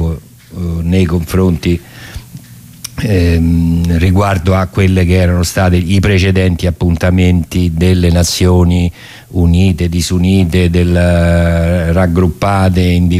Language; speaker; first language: Italian; native; Italian